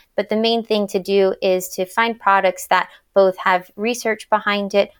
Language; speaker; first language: English; native; English